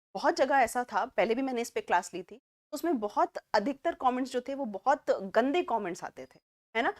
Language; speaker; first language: Hindi; native; Hindi